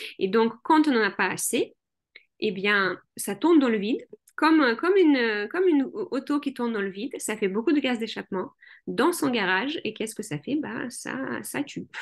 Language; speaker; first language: French; early bilingual, other home language; Russian